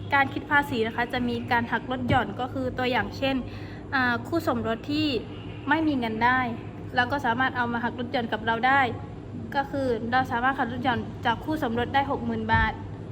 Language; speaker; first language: Thai; non-native, local second language; Pattani Malay